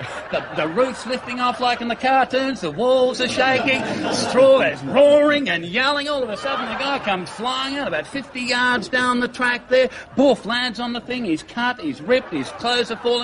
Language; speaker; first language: English; native; English